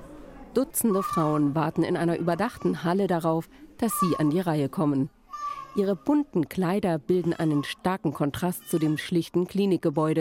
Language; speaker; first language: German; native; German